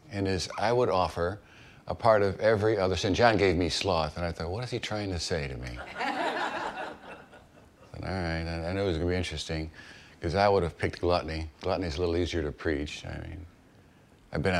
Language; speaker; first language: English; native; English